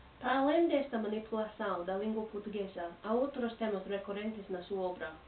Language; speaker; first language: Portuguese; non-native, learner; English